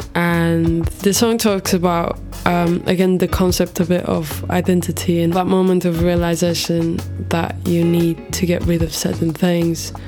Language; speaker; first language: English; non-native, fluent; Portuguese